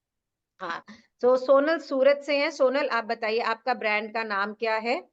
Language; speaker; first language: Hindi; native; Hindi